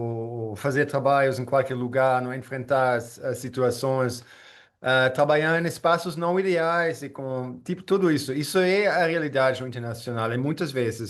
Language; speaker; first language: Portuguese; non-native, fluent; English